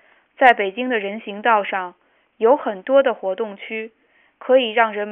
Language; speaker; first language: Chinese; non-native, learner; French